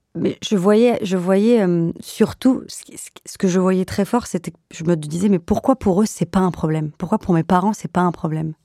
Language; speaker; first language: French; native; French